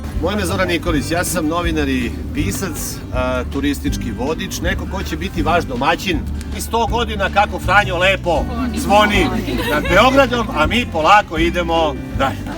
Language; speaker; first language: Bosnian; native; Bosnian